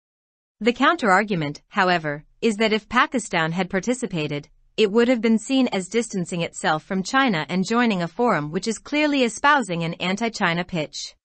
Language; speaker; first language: English; non-native, local second language; Urdu